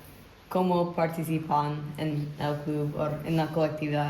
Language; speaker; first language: Spanish; non-native, learner; English